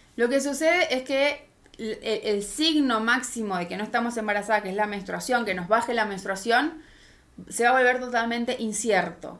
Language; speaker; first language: Spanish; native; Spanish